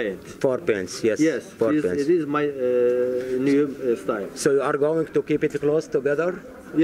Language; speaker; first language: English; non-native, learner; Arabic